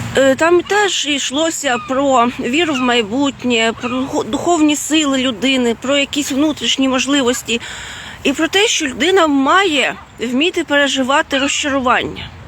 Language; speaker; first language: Ukrainian; non-native, fluent; Lithuanian